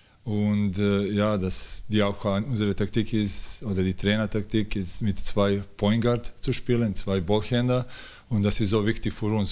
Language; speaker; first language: German; non-native, learner; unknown